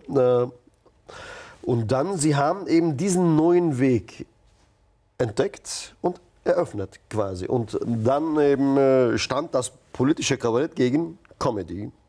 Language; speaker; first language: German; non-native, fluent; Turkish